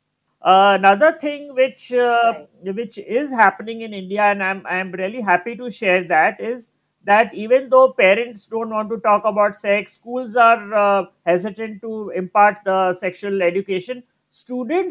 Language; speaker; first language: English; non-native, local second language; Gujarati